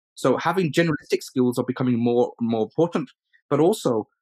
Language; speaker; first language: English; early bilingual, other home language; Urdu